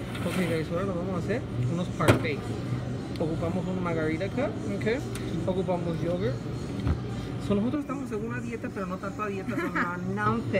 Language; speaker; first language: Spanish; early bilingual, heritage; Spanish